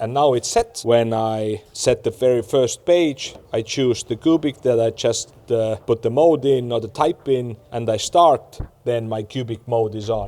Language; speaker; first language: English; non-native, fluent; Estonian